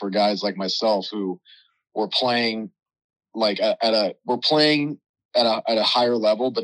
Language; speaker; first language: English; native; English